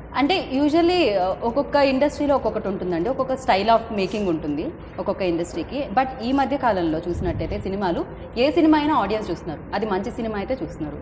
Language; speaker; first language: Telugu; native; Telugu